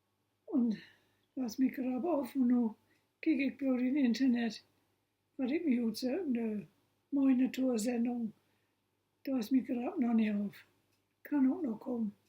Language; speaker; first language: German; non-native, local second language; Low German